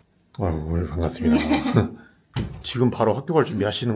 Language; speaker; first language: Korean; native; Korean